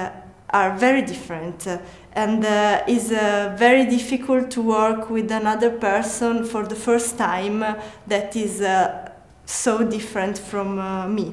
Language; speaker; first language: English; non-native, learner; Italian